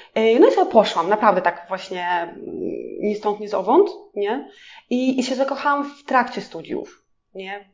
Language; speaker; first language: Polish; non-native, fluent; Russian